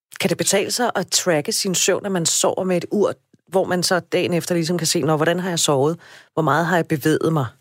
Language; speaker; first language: Danish; native; Danish